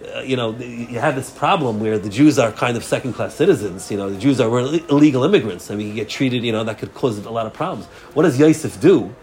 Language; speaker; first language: English; native; English